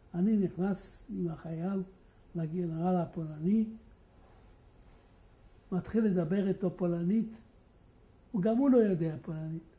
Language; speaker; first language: Hebrew; non-native, fluent; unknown